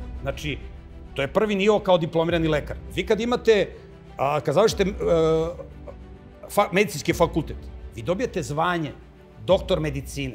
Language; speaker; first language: Serbian; native; Serbian